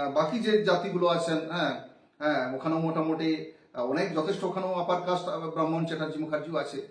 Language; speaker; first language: Bangla; non-native, local second language; Santali